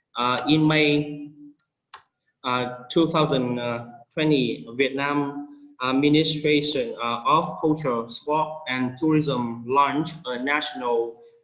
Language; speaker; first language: English; non-native, fluent; Vietnamese